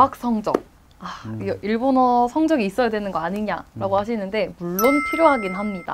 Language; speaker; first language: Korean; native; Korean